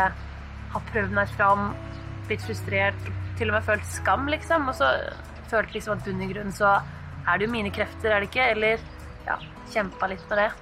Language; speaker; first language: Norwegian; native; Norwegian